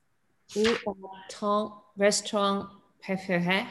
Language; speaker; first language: French; non-native, learner; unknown